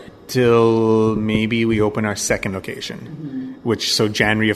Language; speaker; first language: English; non-native, local second language; Bangla